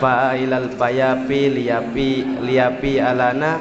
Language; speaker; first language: Arabic; non-native, learner; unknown